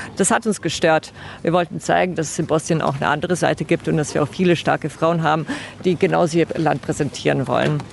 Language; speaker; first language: German; early bilingual, other home language; Bosnian